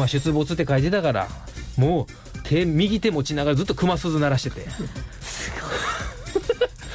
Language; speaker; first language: Japanese; native; Japanese